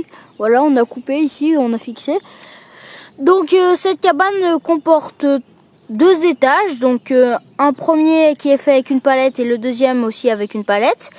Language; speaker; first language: French; native; French